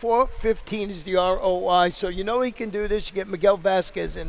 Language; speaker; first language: English; native; English